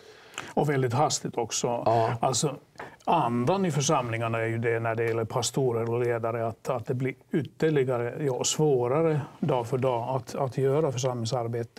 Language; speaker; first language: Swedish; non-native, fluent; Finnish